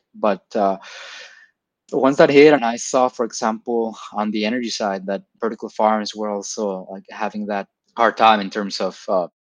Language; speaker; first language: English; non-native, fluent; Spanish